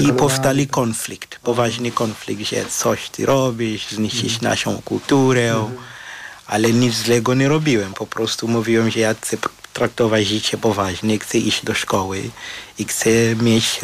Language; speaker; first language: Polish; non-native, fluent; Shona